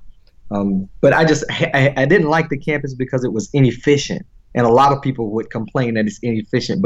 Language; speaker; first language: English; native; English